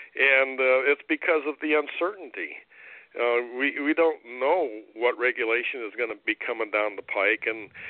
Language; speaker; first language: English; native; English